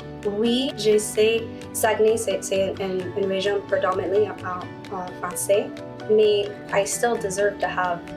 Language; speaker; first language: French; non-native, learner; English